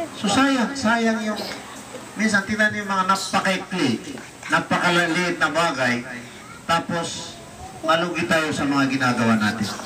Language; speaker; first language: Filipino; non-native, local second language; Maguindanaon